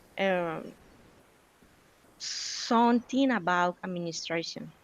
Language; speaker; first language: English; non-native, learner; Spanish